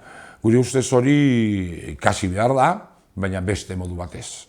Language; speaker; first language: Basque; non-native, local second language; Spanish